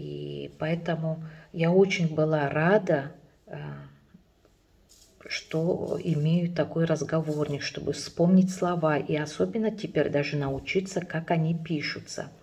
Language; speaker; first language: Russian; non-native, local second language; Yakut